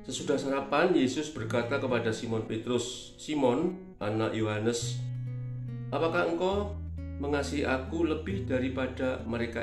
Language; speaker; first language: Indonesian; native; Indonesian